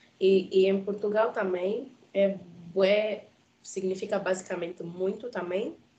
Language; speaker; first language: Portuguese; native; Portuguese